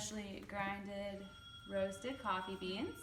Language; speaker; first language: English; early bilingual, other home language; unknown